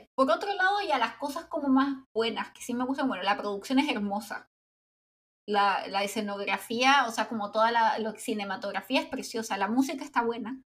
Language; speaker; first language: Spanish; native; Spanish